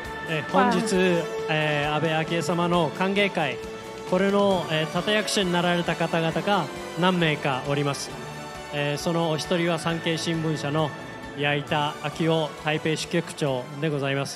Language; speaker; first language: Japanese; native; Japanese